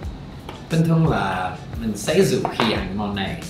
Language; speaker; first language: Vietnamese; non-native, fluent; English